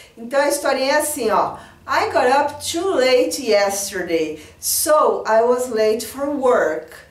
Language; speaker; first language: English; non-native, fluent; Portuguese